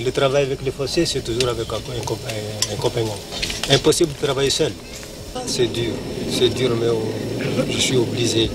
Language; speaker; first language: French; non-native, local second language; Malagasy